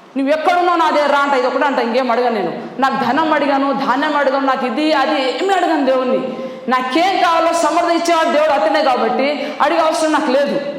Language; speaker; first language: Telugu; non-native, local second language; Lambadi